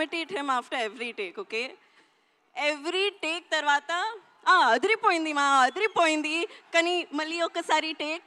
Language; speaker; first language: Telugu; non-native, learner; Hindi